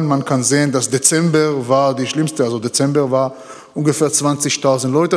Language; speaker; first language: German; non-native, learner; Hebrew